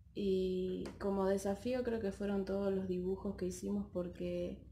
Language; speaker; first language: Spanish; native; Spanish